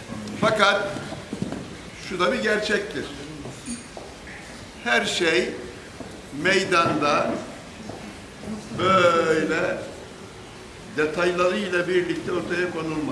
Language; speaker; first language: Turkish; native; Turkish